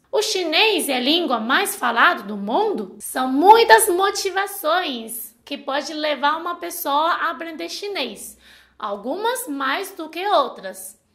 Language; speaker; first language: Portuguese; non-native, fluent; Chinese